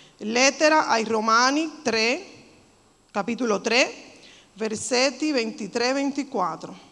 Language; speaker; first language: Italian; non-native, fluent; Spanish